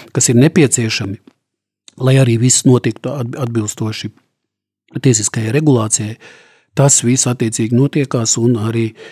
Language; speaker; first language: Latvian; native; Latvian